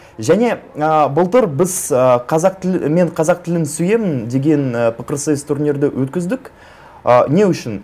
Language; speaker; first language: Kazakh; non-native, local second language; Russian